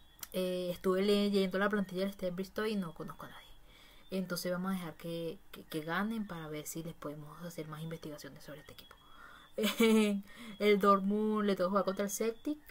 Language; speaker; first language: Spanish; native; Spanish